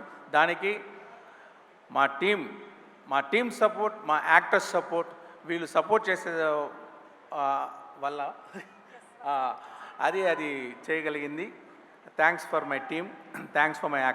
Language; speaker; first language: Telugu; non-native, local second language; Tamil